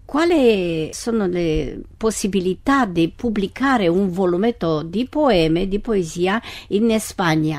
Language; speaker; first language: Italian; non-native, learner; Romanian